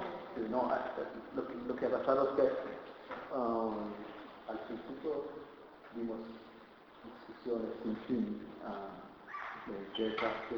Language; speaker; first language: Spanish; non-native, fluent; French